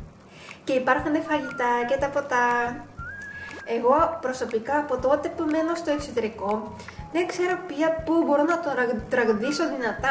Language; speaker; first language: Greek; non-native, fluent; Japanese